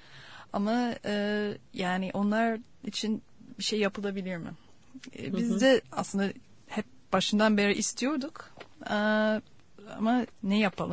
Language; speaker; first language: Turkish; non-native, fluent; English